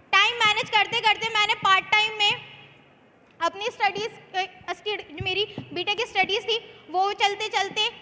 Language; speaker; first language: Hindi; native; Hindi